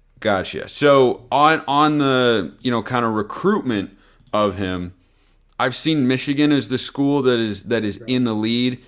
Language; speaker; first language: English; native; English